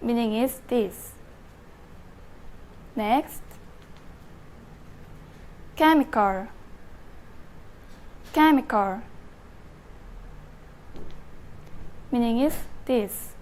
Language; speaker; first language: English; non-native, learner; Indonesian